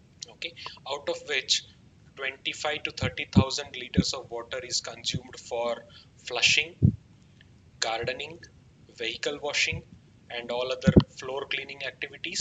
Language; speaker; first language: English; non-native, local second language; Kannada